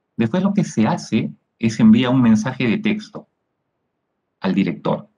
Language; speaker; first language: Spanish; native; Spanish